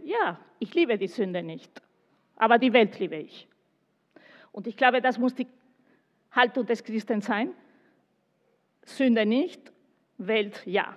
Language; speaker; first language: German; non-native, fluent; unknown